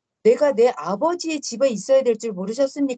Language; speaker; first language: Korean; native; Korean